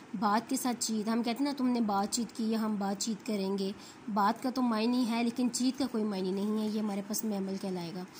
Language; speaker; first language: Urdu; native; Urdu